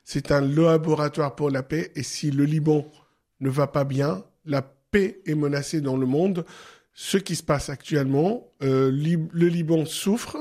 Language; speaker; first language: French; non-native, local second language; Arabic